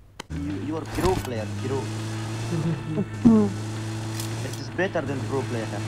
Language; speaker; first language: English; non-native, learner; Persian